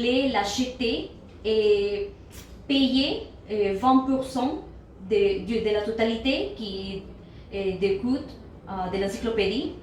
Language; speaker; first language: French; non-native, learner; Spanish